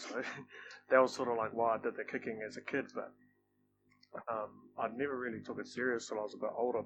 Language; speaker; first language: English; non-native, local second language; Māori